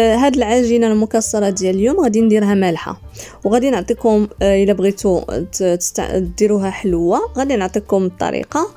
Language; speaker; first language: Arabic; native; Arabic